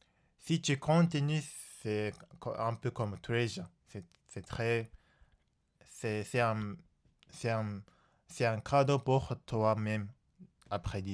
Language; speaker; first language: French; non-native, learner; Japanese